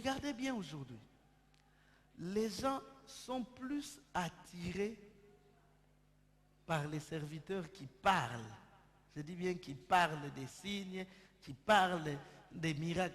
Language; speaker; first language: French; non-native, local second language; Lingala